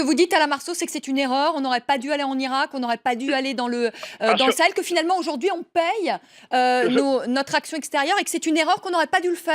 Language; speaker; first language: French; native; French